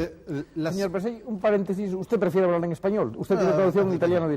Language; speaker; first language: Spanish; native; Spanish